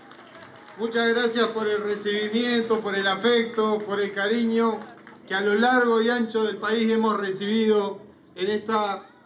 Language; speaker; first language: Spanish; native; Spanish